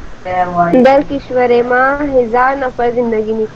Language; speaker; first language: Persian; non-native, learner; Urdu